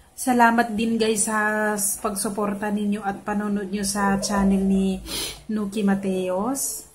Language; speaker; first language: Filipino; non-native, local second language; Cebuano